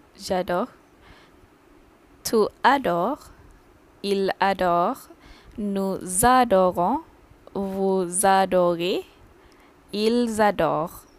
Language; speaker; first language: French; non-native, learner; Malay